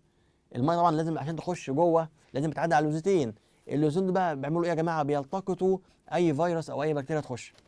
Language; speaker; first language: Arabic; native; Arabic